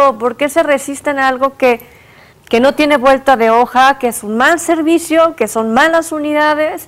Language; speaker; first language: Spanish; native; Spanish